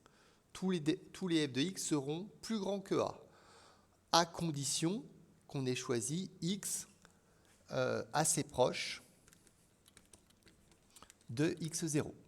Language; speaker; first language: French; native; French